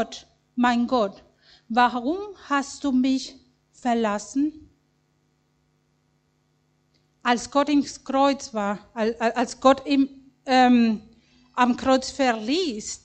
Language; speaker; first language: German; non-native, fluent; Spanish